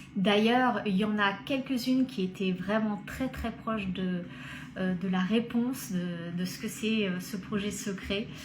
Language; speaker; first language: French; native; French